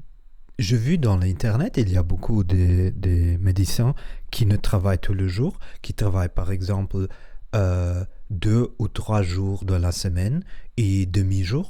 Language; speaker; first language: French; non-native, learner; Spanish